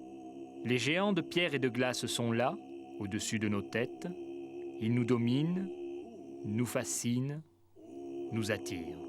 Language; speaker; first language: French; native; French